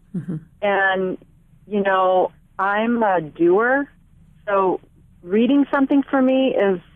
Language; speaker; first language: English; native; English